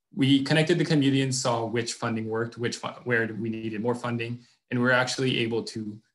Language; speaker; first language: English; non-native, fluent; French